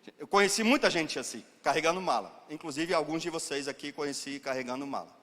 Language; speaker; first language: Portuguese; non-native, fluent; German